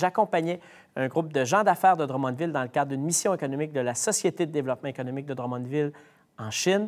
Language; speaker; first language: French; native; French